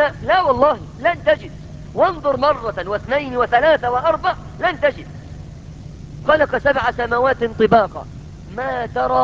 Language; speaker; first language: Arabic; native; Arabic